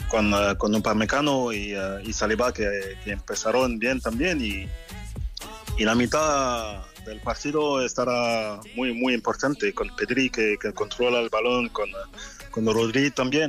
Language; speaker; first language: Spanish; non-native, fluent; French